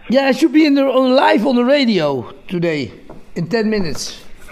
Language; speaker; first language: English; non-native, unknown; Dutch